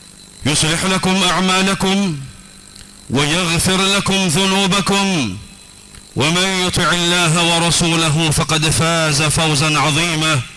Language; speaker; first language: Arabic; non-native, local second language; Swahili